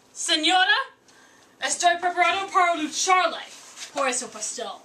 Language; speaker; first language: Spanish; non-native, learner; English